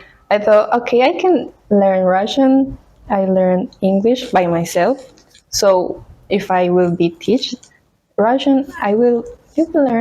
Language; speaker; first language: English; non-native, fluent; Spanish